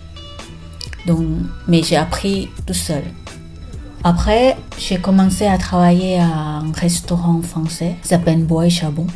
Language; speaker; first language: French; non-native, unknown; Thai